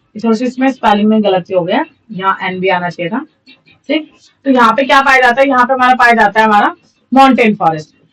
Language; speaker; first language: Hindi; native; Hindi